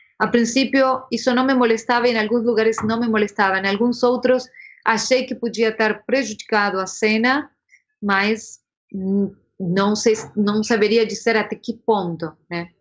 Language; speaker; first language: Portuguese; non-native, fluent; Spanish